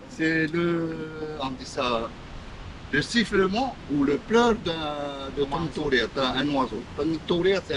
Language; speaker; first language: French; non-native, local second language; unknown